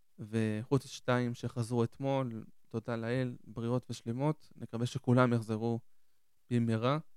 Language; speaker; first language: Hebrew; early bilingual, other home language; Spanish